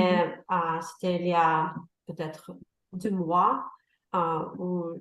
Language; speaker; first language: French; non-native, learner; Russian